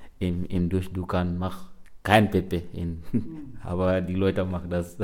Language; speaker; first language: German; non-native, learner; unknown